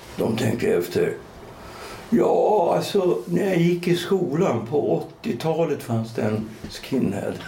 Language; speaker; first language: Swedish; native; Swedish